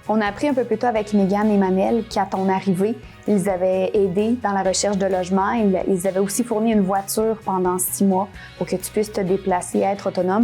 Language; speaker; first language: French; native; French